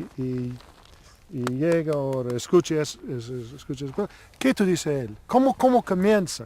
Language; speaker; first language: Spanish; non-native, learner; English